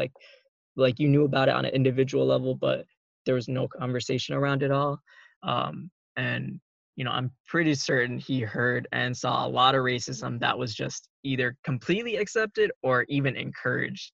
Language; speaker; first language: English; native; English